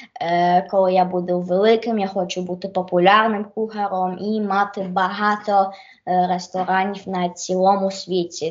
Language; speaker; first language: Ukrainian; early bilingual, heritage; Ukrainian